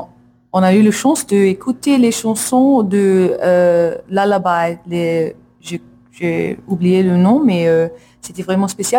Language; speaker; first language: French; non-native, learner; English